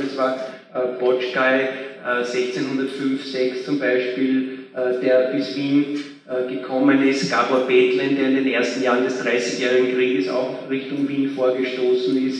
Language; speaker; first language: German; native; German